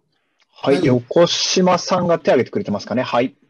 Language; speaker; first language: Japanese; native; Japanese